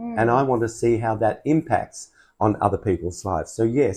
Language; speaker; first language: English; native; English